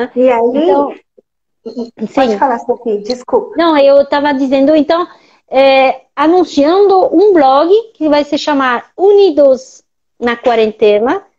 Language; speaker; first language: Portuguese; non-native, fluent; French